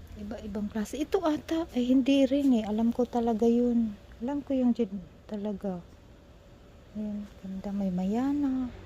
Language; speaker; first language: Filipino; non-native, local second language; Cebuano